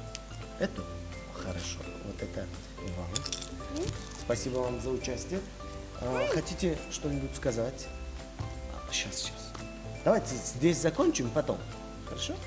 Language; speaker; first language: Russian; non-native, fluent; Tajik